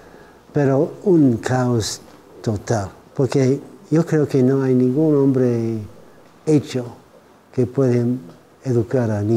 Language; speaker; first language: Spanish; non-native, fluent; English